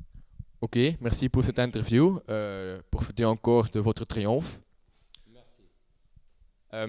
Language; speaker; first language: French; non-native, local second language; Dutch